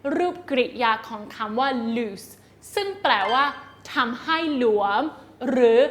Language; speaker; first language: Thai; native; Thai